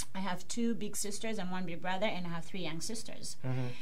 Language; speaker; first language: English; non-native, local second language; Bemba